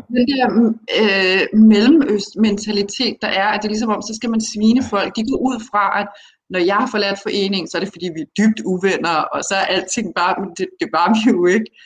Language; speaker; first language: Danish; early bilingual, other home language; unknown